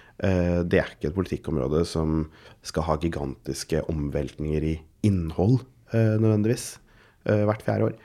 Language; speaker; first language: Norwegian; early bilingual, other home language; Urdu